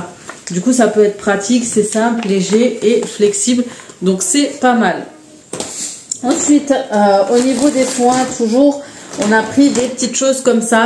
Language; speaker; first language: French; native; French